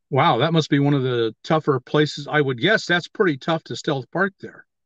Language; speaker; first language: English; native; English